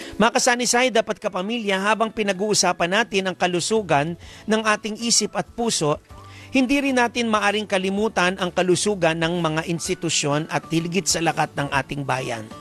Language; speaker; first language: Filipino; native; Filipino